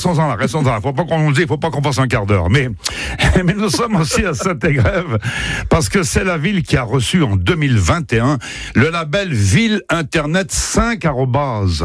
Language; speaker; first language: French; native; French